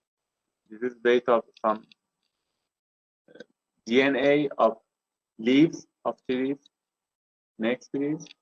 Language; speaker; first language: English; non-native, learner; Persian